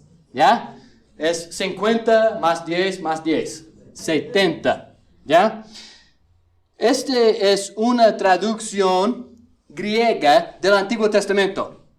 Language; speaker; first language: Spanish; non-native, fluent; English